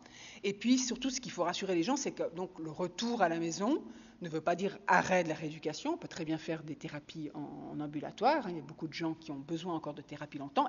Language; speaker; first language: French; native; French